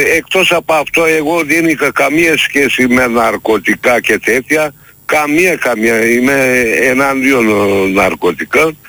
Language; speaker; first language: Greek; non-native, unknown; Turkish